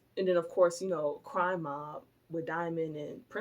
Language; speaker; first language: English; native; English